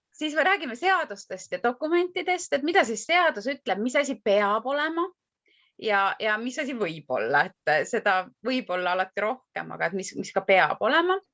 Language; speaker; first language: Estonian; native; Estonian